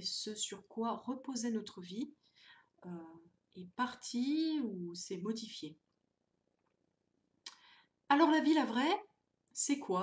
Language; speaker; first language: French; native; French